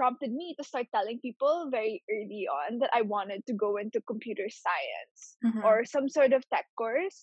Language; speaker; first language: English; non-native, local second language; Filipino